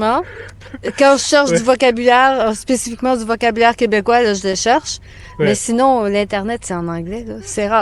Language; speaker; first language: French; native; French